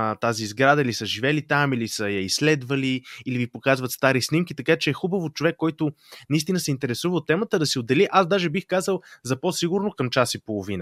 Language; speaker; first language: Bulgarian; native; Bulgarian